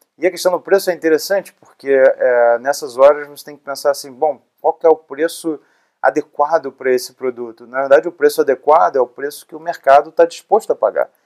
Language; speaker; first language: Portuguese; native; Portuguese